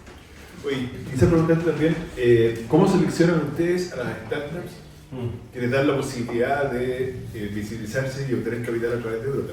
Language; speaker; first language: Spanish; native; Spanish